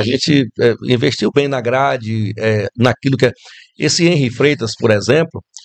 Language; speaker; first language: Portuguese; native; Portuguese